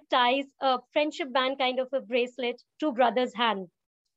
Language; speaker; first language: English; non-native, local second language; Hindi